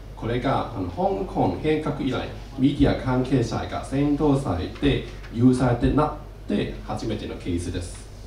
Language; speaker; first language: Japanese; non-native, fluent; Cantonese